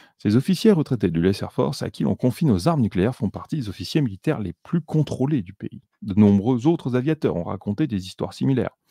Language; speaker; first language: French; native; French